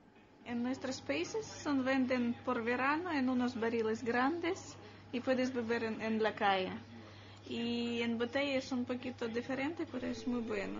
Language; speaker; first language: Spanish; non-native, learner; Russian